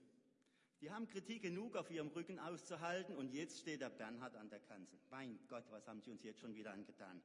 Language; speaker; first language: German; native; German